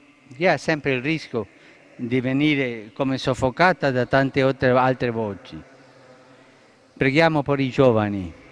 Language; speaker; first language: Italian; non-native, fluent; Spanish